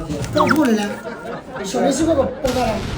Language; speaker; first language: Chinese; native; Chinese